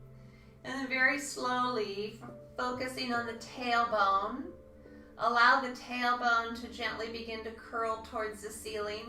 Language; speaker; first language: English; native; English